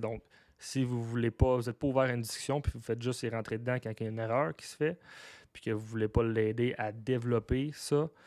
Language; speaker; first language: French; native; French